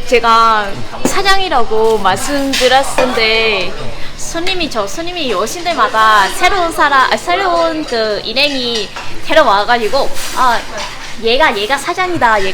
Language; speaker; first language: Korean; non-native, fluent; Vietnamese